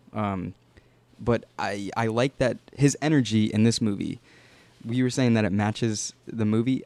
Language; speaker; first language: English; native; English